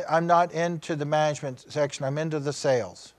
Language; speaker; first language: English; native; English